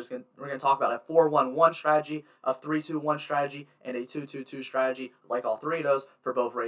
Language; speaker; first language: English; native; English